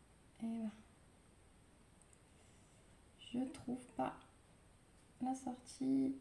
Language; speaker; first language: French; native; French